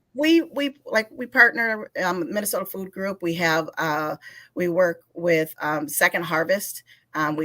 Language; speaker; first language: English; native; English